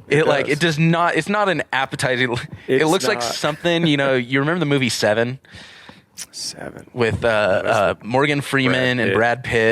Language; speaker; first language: English; native; English